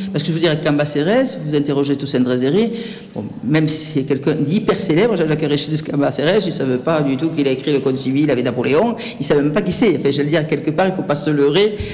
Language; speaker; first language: French; native; French